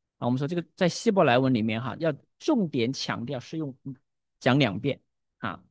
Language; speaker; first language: Chinese; native; Chinese